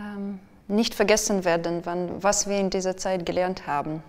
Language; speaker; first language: German; non-native, fluent; Russian